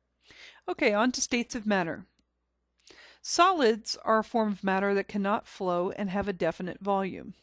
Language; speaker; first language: English; native; English